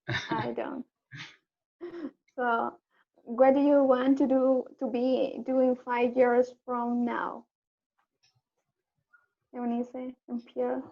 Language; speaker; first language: English; non-native, learner; Spanish